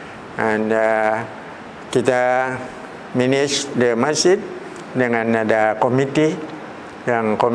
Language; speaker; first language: Indonesian; early bilingual, heritage; Thai